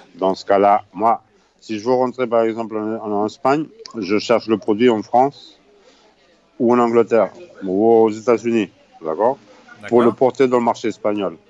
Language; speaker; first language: French; non-native, fluent; Spanish